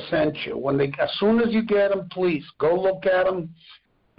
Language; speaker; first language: English; non-native, fluent; Spanish